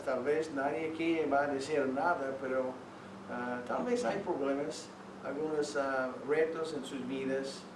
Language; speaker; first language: Spanish; non-native, fluent; English